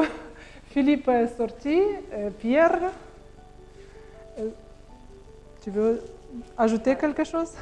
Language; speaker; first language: French; non-native, learner; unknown